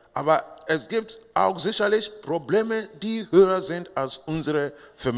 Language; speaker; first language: German; non-native, learner; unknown